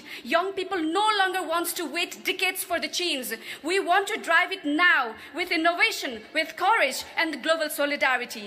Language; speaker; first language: English; non-native, local second language; Nepali